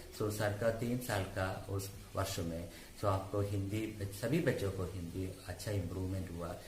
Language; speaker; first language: Hindi; non-native, local second language; Malayalam